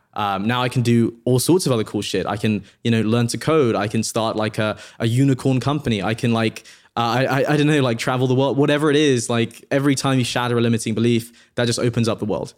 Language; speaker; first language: English; native; English